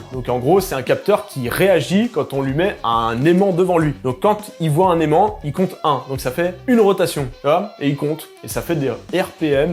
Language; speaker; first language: French; native; French